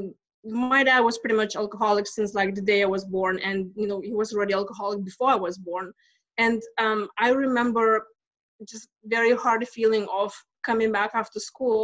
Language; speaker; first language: English; non-native, fluent; Lithuanian